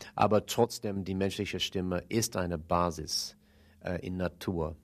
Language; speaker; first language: German; non-native, fluent; English